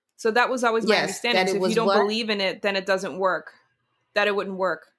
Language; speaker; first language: English; early bilingual, other home language; Dutch